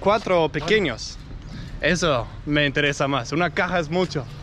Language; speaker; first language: Spanish; non-native, fluent; Danish